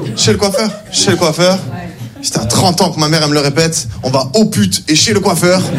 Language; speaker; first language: French; native; French